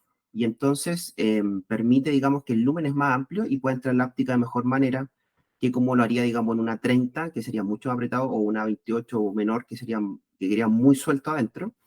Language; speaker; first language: Spanish; native; Spanish